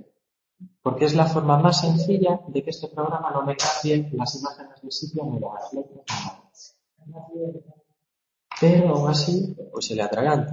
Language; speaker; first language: Spanish; native; Spanish